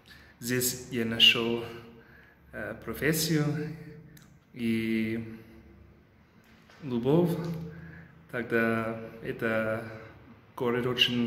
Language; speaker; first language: Russian; non-native, learner; English